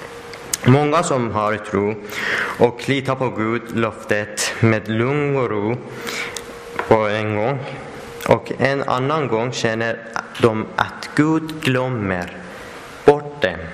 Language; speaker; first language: Swedish; non-native, learner; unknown